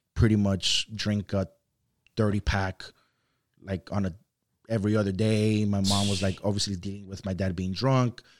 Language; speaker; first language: English; early bilingual, other home language; Spanish